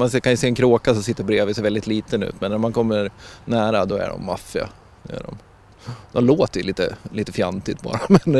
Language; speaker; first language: Swedish; native; Swedish